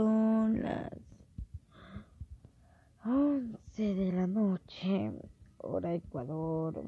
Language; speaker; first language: Spanish; native; Spanish